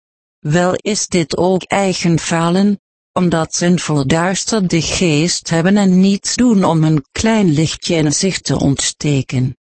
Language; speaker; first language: Dutch; native; Dutch